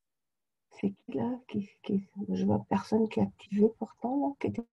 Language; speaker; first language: French; native; French